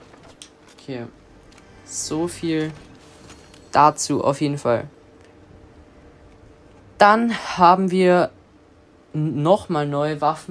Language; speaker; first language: German; native; German